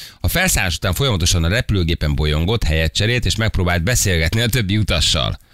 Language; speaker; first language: Hungarian; native; Hungarian